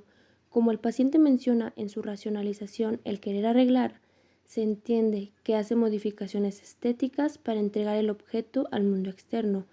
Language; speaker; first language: Spanish; native; Spanish